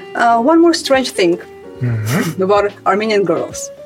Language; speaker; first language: English; non-native, fluent; Armenian